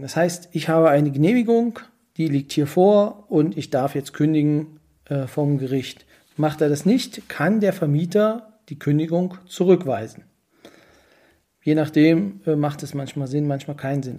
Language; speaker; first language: German; native; German